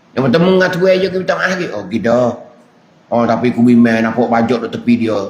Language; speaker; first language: Malay; native; Malay